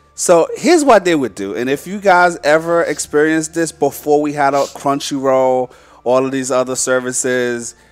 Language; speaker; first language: English; native; English